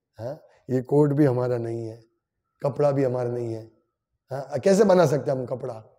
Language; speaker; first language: Hindi; non-native, local second language; Gujarati